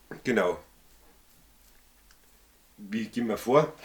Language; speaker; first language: German; native; German